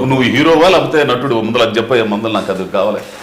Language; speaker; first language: Telugu; native; Telugu